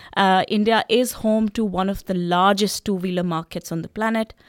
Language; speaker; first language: English; non-native, local second language; Hindi